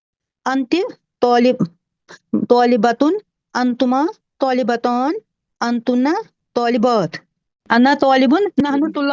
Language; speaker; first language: Arabic; non-native, learner; Urdu